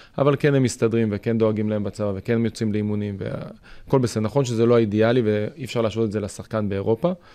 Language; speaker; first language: Hebrew; native; Hebrew